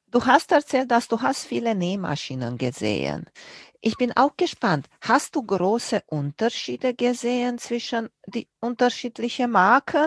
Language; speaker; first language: German; non-native, fluent; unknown